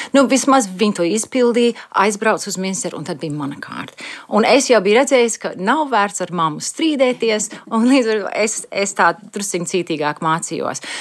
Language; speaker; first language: Latvian; early bilingual, heritage; Latvian